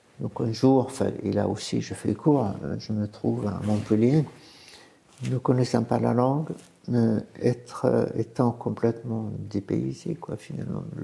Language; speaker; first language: French; non-native, fluent; Arabic